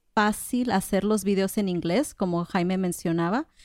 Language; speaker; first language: Spanish; native; Spanish